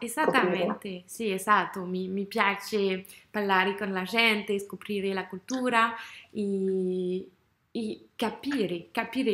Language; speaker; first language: Italian; non-native, learner; French